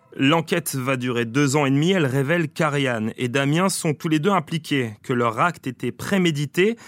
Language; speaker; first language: French; native; French